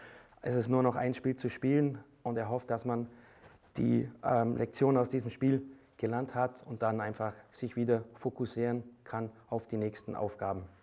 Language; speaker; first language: German; native; German